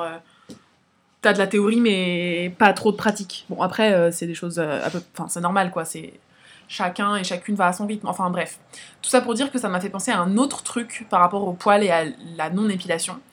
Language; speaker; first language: French; native; French